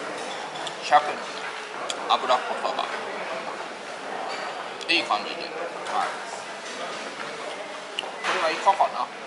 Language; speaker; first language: Japanese; native; Japanese